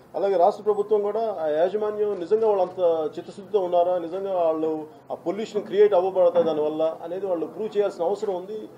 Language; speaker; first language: Telugu; native; Telugu